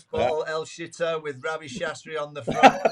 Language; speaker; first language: English; native; English